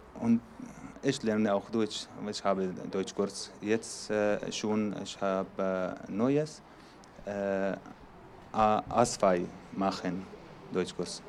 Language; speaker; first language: German; non-native, learner; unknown